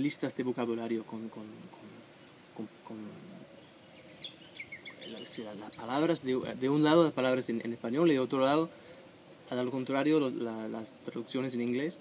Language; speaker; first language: Spanish; non-native, fluent; English